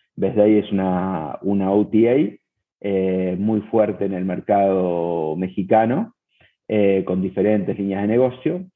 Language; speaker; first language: Spanish; native; Spanish